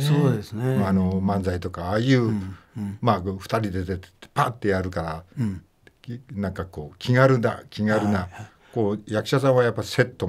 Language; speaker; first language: Japanese; native; Japanese